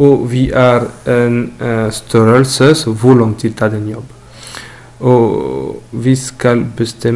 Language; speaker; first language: Norwegian; non-native, learner; French